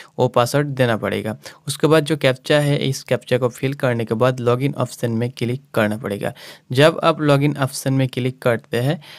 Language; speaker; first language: Hindi; non-native, local second language; Bangla